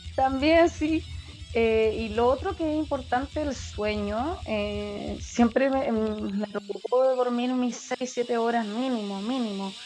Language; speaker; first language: Spanish; native; Spanish